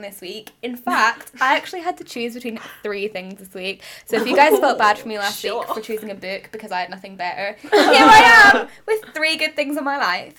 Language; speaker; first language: English; native; English